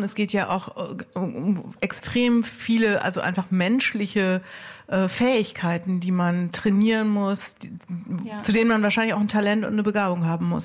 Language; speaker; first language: German; native; German